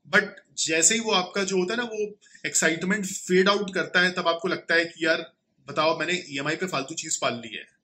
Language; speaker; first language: Hindi; native; Hindi